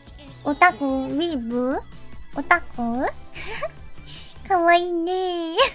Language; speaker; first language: Japanese; native; Japanese